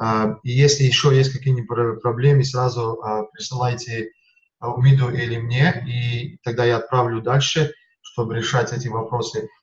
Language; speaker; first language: Russian; non-native, fluent; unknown